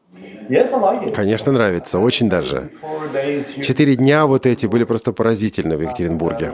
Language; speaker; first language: Russian; non-native, fluent; German